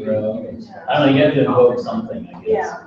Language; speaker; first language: English; native; English